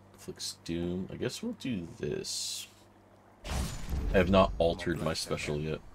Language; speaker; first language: English; native; English